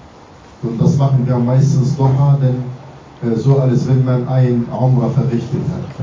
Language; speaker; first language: German; non-native, fluent; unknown